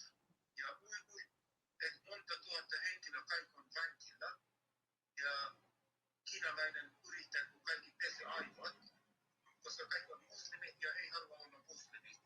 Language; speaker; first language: Finnish; non-native, learner; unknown